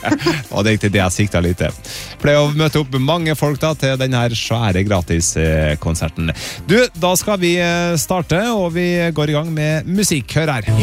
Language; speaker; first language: Norwegian; native; Norwegian